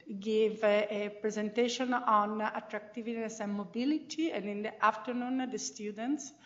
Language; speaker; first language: English; non-native, fluent; Italian